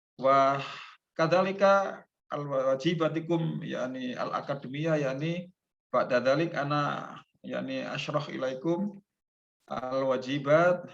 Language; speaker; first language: Arabic; non-native, fluent; Indonesian